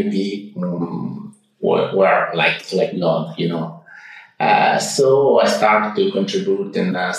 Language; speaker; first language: English; non-native, fluent; Italian